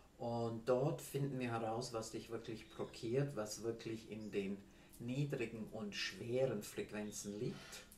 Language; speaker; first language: German; non-native, fluent; English